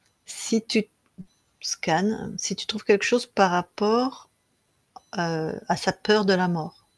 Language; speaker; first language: French; native; French